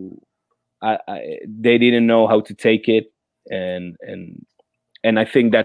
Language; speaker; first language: English; non-native, fluent; Spanish